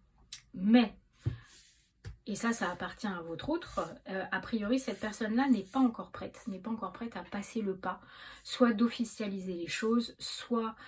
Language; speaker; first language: French; native; French